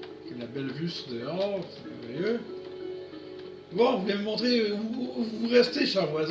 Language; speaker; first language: French; native; French